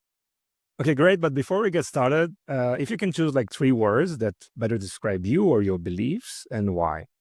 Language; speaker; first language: English; non-native, fluent; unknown